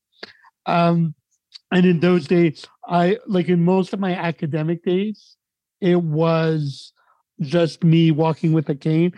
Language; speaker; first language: English; native; English